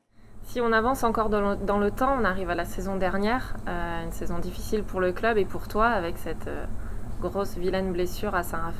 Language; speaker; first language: French; native; French